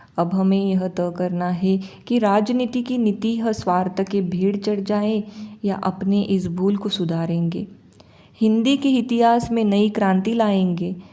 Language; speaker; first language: Hindi; native; Hindi